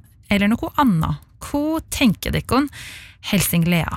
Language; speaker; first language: Norwegian; native; Norwegian